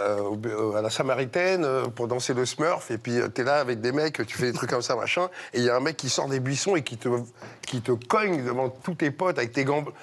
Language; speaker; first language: French; native; French